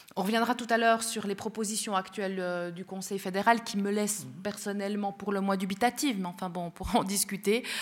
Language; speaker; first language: French; early bilingual, other home language; Spanish